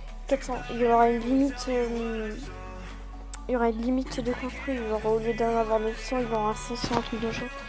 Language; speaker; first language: French; native; French